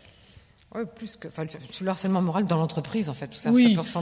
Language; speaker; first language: French; native; French